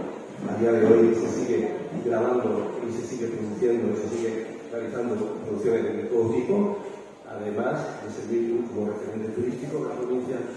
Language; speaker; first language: Spanish; native; Spanish